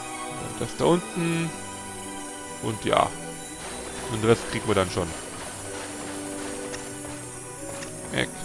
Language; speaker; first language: German; native; German